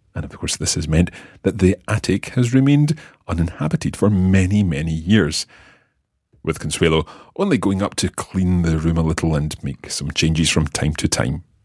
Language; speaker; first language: English; native; English